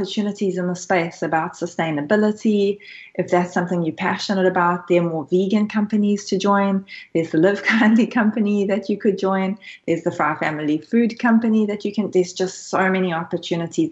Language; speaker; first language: English; native; English